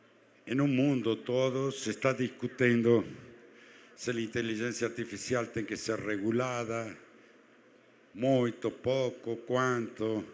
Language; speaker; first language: Portuguese; non-native, fluent; Spanish